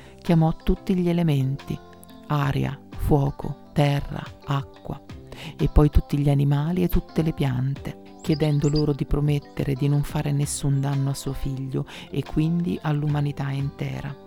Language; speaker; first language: Italian; native; Italian